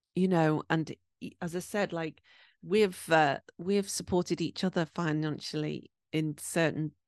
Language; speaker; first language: English; native; English